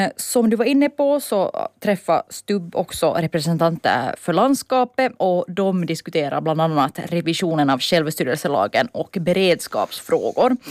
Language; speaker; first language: Swedish; native; Swedish